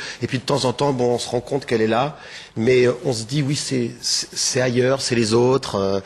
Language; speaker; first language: French; native; French